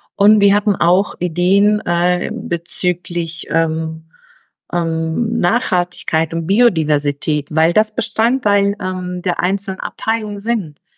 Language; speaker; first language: German; early bilingual, other home language; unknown